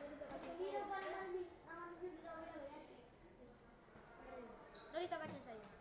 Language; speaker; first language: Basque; non-native, local second language; Spanish